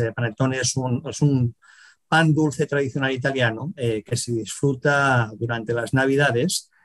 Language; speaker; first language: Spanish; native; Spanish